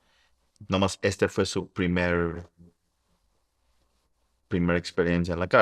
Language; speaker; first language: Spanish; early bilingual, heritage; Spanish